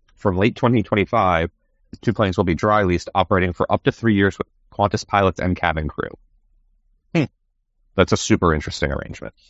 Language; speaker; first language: English; native; English